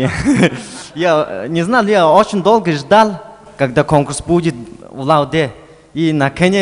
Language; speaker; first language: Russian; non-native, local second language; Buriat